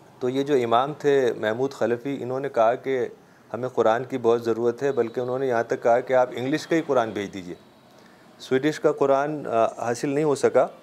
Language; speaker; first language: Urdu; native; Urdu